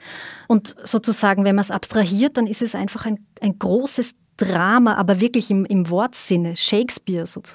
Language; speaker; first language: German; native; German